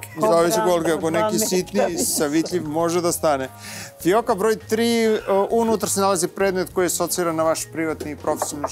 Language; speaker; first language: Serbian; native; Serbian